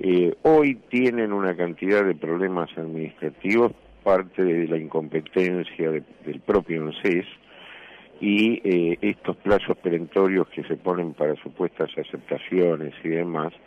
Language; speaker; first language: Spanish; native; Spanish